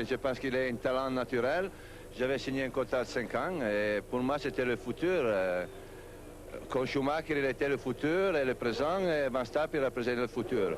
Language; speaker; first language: French; non-native, fluent; Italian